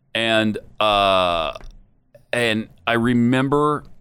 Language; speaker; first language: English; native; English